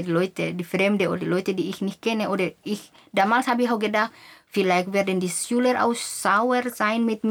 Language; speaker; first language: German; non-native, fluent; Indonesian